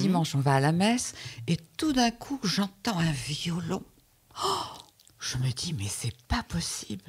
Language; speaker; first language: French; native; French